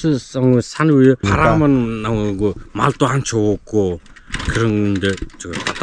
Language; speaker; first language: Korean; non-native, learner; Mongolian